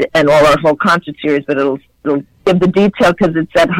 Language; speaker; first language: English; early bilingual, other home language; Spanish